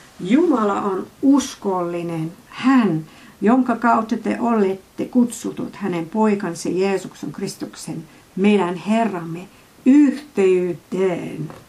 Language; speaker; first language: Finnish; non-native, fluent; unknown